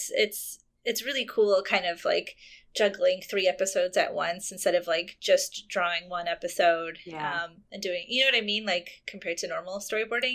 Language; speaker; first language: English; native; English